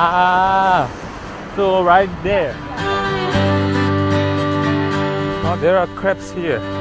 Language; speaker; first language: English; non-native, learner; Korean